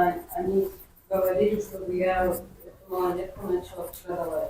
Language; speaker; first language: Russian; non-native, local second language; Kyrgyz